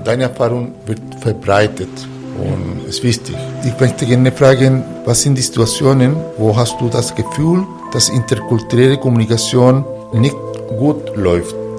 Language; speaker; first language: German; non-native, fluent; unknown